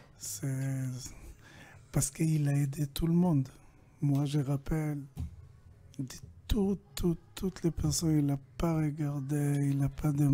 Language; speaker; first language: French; non-native, learner; Hebrew